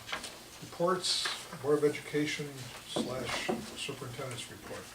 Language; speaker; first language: English; native; English